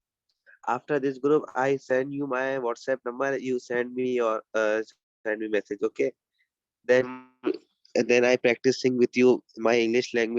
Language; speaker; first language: English; non-native, learner; Urdu